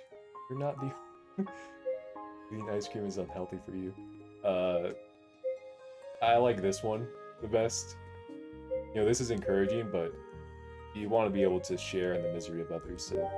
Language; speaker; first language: English; native; English